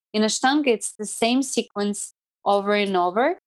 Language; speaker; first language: English; non-native, fluent; Russian